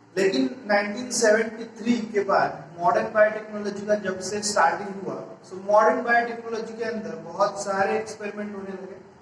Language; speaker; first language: Hindi; non-native, local second language; Marathi